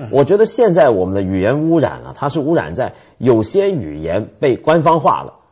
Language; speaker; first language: Chinese; early bilingual, other home language; Cantonese